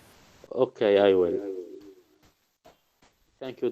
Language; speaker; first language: English; non-native, fluent; Arabic